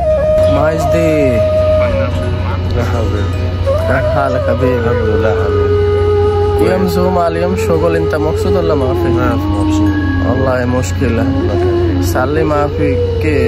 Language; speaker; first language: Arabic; non-native, learner; Bangla